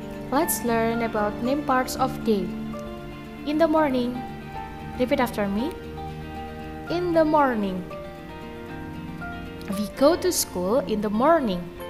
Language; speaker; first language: English; non-native, fluent; Indonesian